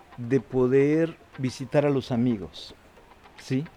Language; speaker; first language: Spanish; non-native, local second language; Zapotec